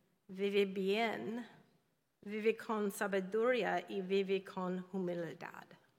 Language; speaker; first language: Spanish; non-native, learner; English